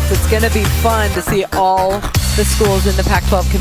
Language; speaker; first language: English; native; English